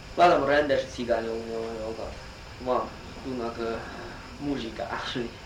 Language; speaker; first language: Hungarian; non-native, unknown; Chinese